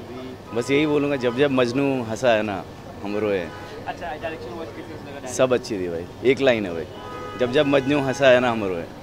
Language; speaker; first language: Hindi; native; Hindi